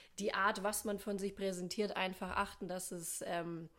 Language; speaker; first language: German; native; German